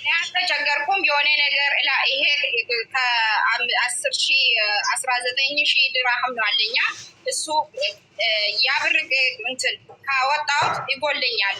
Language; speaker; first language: Amharic; non-native, local second language; Oromo